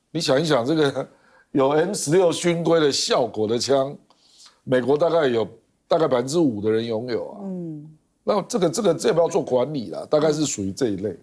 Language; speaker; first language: Chinese; native; Chinese